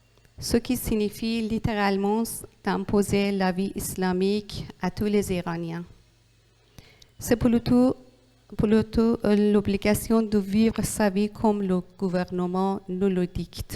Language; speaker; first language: French; non-native, learner; Persian